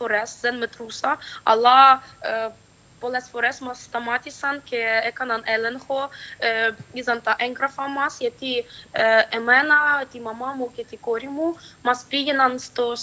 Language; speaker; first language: Greek; non-native, fluent; Ukrainian